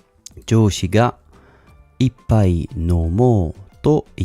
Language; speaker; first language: Japanese; non-native, learner; Italian